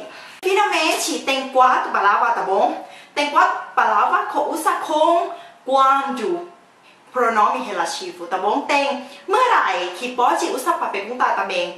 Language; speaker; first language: Portuguese; non-native, fluent; Thai